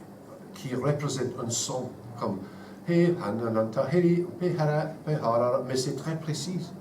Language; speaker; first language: French; non-native, fluent; English